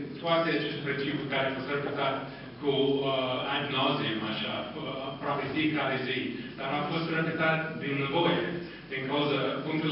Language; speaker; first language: Romanian; non-native, fluent; English